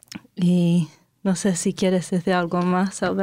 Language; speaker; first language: Spanish; non-native, fluent; English